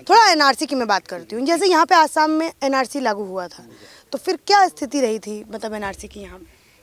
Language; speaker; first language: Hindi; native; Hindi